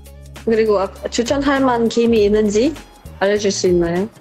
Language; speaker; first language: Korean; non-native, local second language; Indonesian